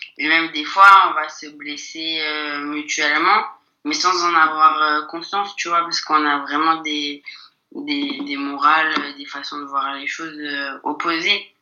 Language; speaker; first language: French; native; French